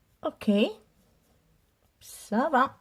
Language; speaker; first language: French; non-native, learner; Italian